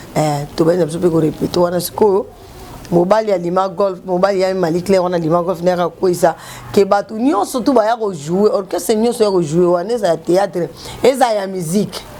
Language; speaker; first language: Lingala; native; Lingala